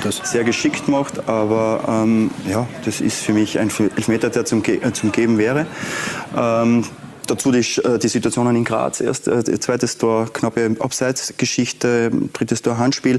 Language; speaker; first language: German; native; German